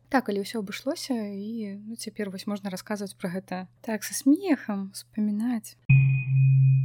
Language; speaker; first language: Belarusian; native; Belarusian